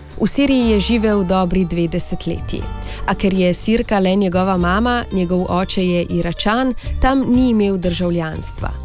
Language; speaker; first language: Slovenian; native; Slovenian